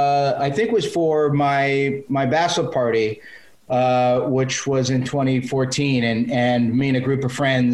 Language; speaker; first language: English; native; English